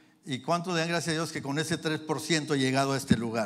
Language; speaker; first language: Spanish; early bilingual, heritage; Spanish